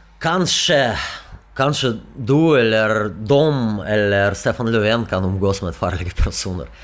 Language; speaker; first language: Swedish; non-native, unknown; Russian